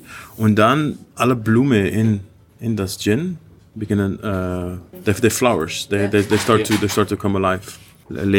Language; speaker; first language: German; non-native, learner; Dutch